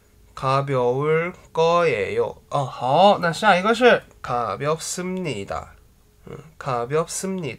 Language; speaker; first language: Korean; non-native, fluent; Chinese